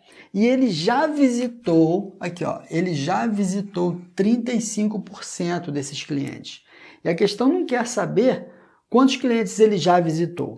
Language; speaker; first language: Portuguese; native; Portuguese